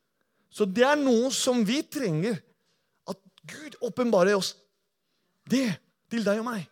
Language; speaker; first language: Norwegian; non-native, fluent; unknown